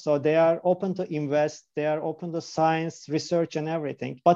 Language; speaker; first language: English; non-native, fluent; Turkish